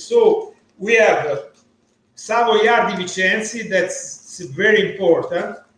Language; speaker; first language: English; non-native, learner; Italian